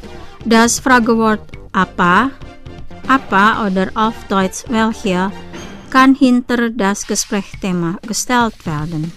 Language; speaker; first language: German; non-native, fluent; Indonesian